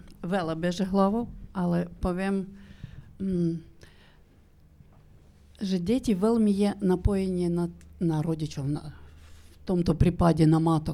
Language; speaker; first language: Slovak; non-native, learner; Ukrainian